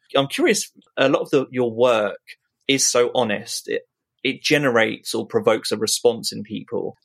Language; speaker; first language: English; native; English